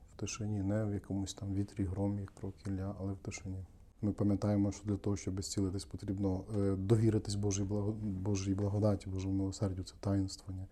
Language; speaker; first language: Ukrainian; native; Ukrainian